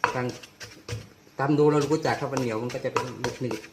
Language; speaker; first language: Thai; native; Thai